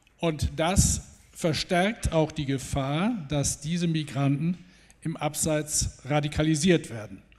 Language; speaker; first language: German; native; German